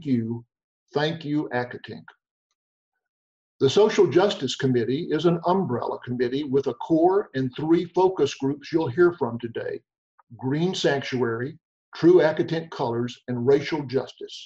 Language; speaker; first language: English; native; English